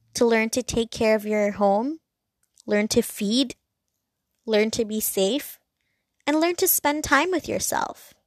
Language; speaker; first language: English; non-native, local second language; Cantonese